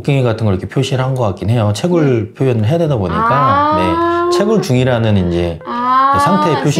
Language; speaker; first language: Korean; native; Korean